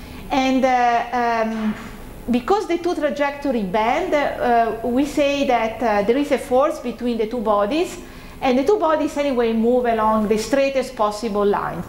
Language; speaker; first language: English; non-native, fluent; Italian